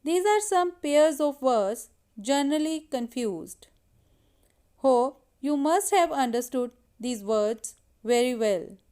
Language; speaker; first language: English; non-native, local second language; Punjabi